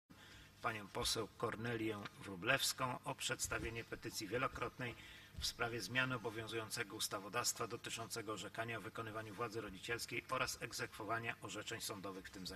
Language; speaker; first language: Polish; native; Polish